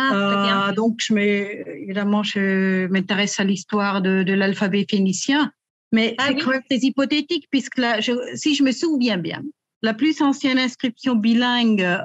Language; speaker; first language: French; native; French